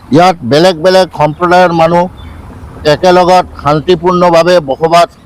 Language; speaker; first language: Assamese; non-native, local second language; Bangla